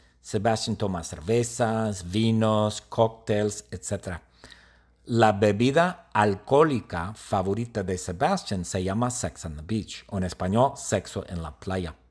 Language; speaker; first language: Spanish; non-native, learner; English